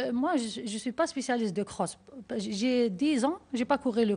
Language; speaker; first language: French; non-native, learner; Arabic